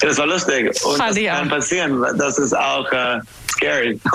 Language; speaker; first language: German; non-native, learner; English